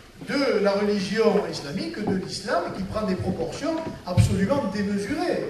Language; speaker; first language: French; native; French